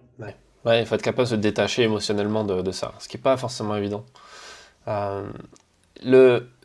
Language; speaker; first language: French; native; French